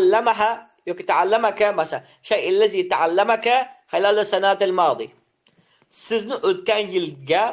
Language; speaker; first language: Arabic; non-native, fluent; Uzbek